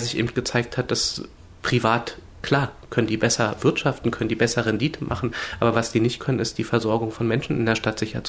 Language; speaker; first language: German; native; German